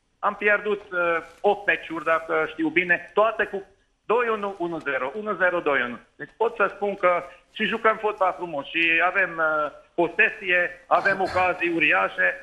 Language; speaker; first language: Romanian; non-native, local second language; Hungarian